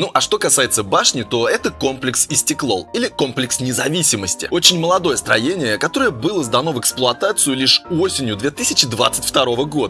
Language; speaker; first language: Russian; native; Russian